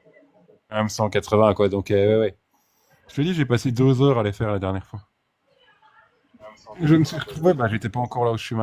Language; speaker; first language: French; native; French